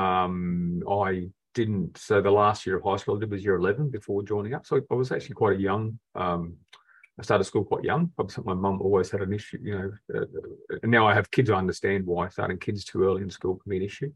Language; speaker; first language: English; native; English